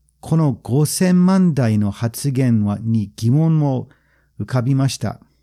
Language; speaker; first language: Japanese; non-native, fluent; English